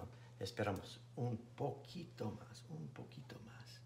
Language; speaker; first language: Spanish; non-native, fluent; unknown